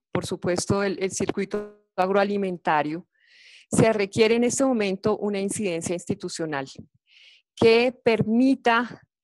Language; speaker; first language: Spanish; native; Spanish